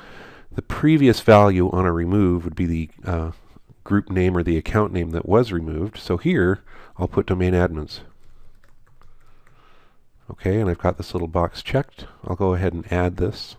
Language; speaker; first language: English; native; English